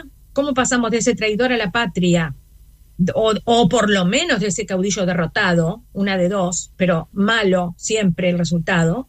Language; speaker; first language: Spanish; native; Spanish